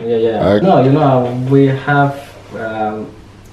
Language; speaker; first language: English; non-native, learner; Azerbaijani